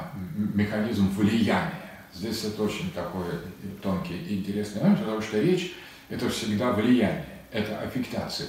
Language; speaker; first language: Russian; native; Russian